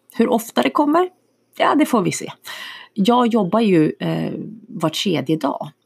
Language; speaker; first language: Swedish; early bilingual, other home language; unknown